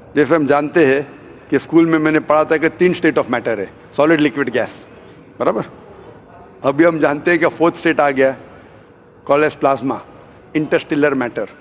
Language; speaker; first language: Hindi; non-native, local second language; Konkani